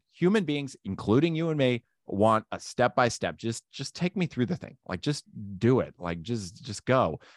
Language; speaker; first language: English; native; English